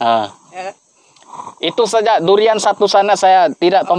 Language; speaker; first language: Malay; non-native, fluent; Filipino